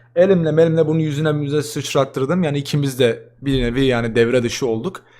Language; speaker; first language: Turkish; native; Turkish